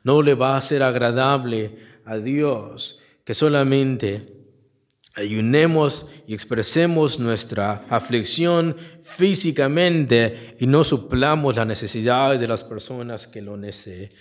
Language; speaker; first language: Spanish; native; Spanish